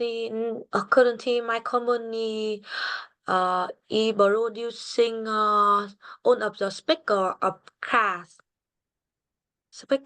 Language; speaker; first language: English; non-native, learner; Vietnamese